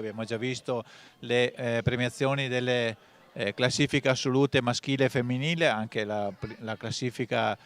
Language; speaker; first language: Italian; native; Italian